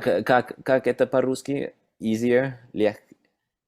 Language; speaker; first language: Russian; non-native, learner; English